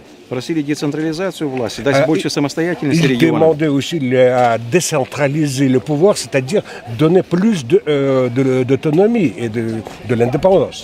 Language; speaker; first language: French; non-native, fluent; Russian